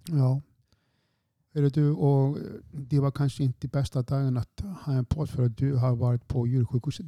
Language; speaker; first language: Swedish; non-native, fluent; Icelandic